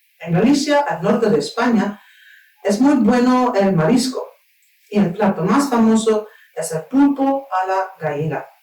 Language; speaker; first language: Spanish; non-native, fluent; Turkish